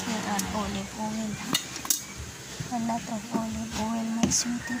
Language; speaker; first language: English; non-native, learner; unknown